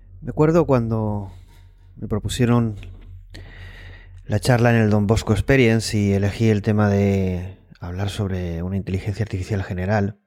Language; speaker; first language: Spanish; native; Spanish